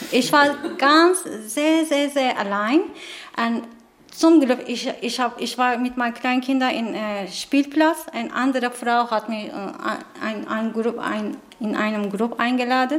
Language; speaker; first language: German; non-native, learner; Turkish